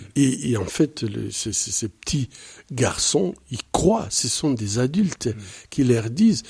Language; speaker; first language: French; non-native, local second language; Swahili